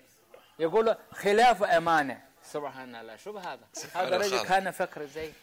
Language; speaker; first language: Arabic; non-native, learner; Chinese